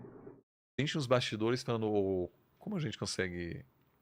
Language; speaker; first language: Portuguese; non-native, fluent; German